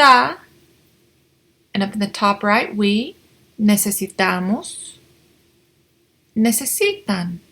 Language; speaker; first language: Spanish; non-native, fluent; English